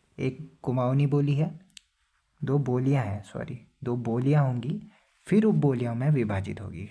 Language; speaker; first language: Hindi; native; Hindi